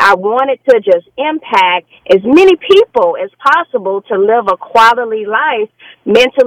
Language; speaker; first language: English; native; English